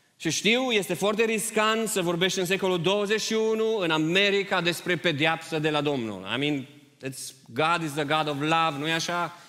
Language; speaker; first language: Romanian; early bilingual, heritage; Romanian